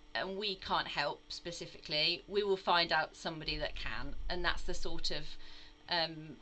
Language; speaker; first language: English; native; English